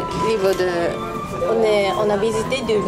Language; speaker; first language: French; non-native, learner; Japanese